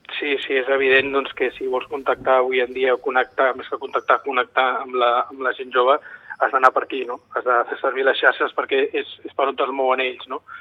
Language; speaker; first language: Catalan; native; Catalan